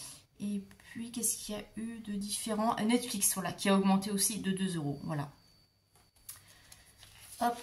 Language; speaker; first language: French; native; French